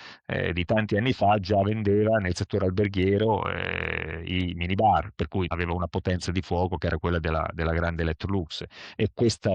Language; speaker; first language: Italian; native; Italian